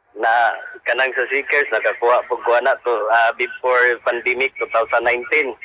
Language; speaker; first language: Cebuano; native; Cebuano